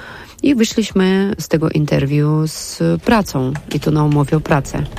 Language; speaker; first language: Polish; non-native, fluent; Russian